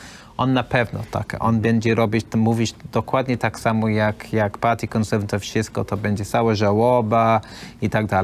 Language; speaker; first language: Polish; non-native, learner; English